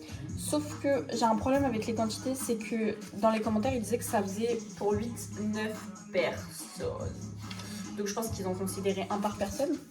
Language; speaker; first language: French; native; French